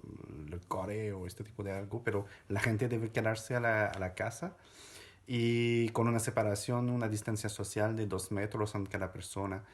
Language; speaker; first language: Spanish; non-native, fluent; French